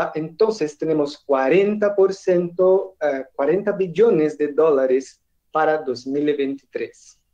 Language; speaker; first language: Spanish; non-native, learner; Portuguese